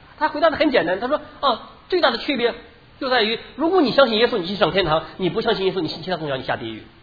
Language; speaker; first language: Chinese; native; Chinese